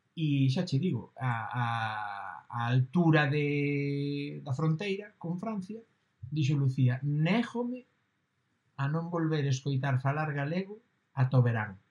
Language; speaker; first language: Galician; non-native, local second language; Spanish